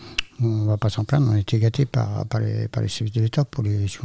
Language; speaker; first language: French; native; French